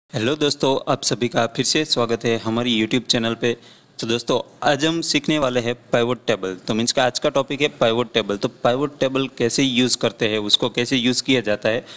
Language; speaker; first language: Hindi; non-native, local second language; Gujarati